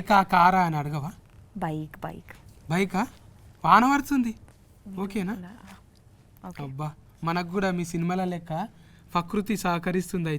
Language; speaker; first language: Telugu; native; Telugu